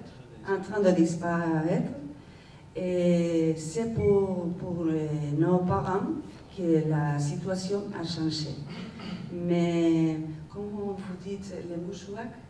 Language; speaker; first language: French; non-native, learner; Basque